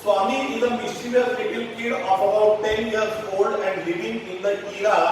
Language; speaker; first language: English; non-native, local second language; Marathi